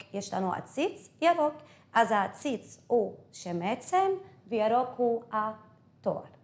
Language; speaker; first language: Hebrew; non-native, local second language; Arabic